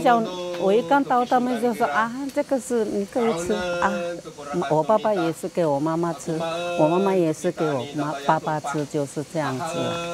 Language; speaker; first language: Chinese; non-native, local second language; Amis